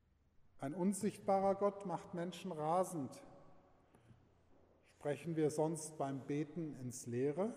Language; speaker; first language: German; native; German